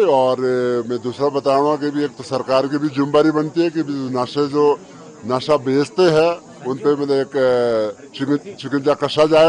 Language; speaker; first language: Hindi; native; Hindi